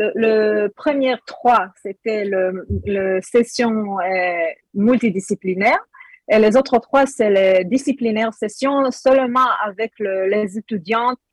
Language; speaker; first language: French; non-native, learner; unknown